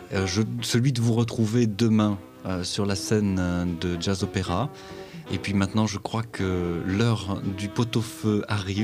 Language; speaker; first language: French; native; French